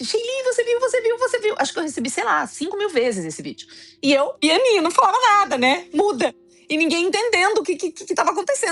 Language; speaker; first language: Portuguese; native; Portuguese